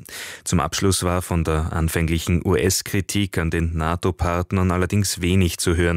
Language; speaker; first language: German; native; German